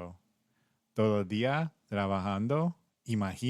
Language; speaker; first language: Spanish; non-native, learner; English